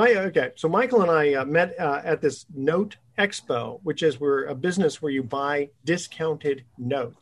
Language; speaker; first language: English; native; English